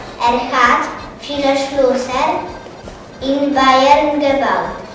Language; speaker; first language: German; non-native, learner; Polish